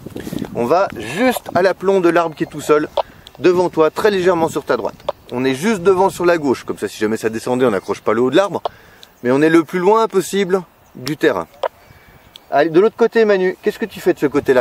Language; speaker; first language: French; native; French